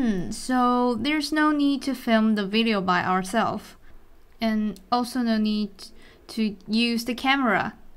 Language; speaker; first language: English; non-native, fluent; Chinese